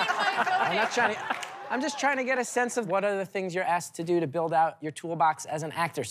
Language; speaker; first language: English; native; English